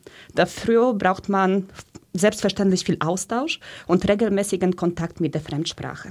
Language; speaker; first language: German; early bilingual, other home language; Polish